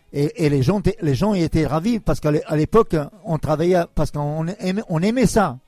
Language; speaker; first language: French; non-native, fluent; Albanian